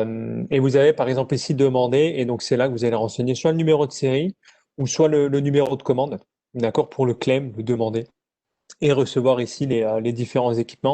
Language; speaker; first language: French; native; French